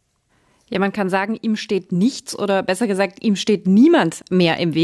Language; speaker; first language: German; native; German